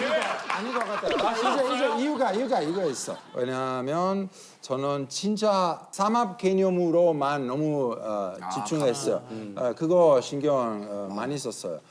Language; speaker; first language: Korean; non-native, learner; Italian